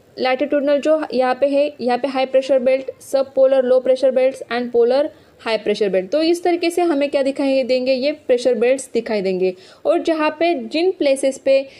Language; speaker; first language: Hindi; non-native, local second language; Marathi